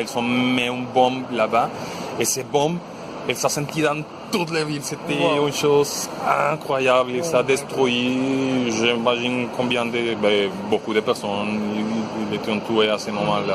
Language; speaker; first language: French; non-native, fluent; Spanish